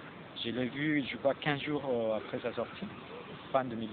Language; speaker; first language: French; non-native, fluent; Spanish